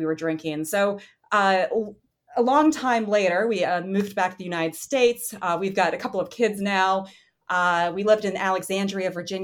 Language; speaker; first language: English; native; English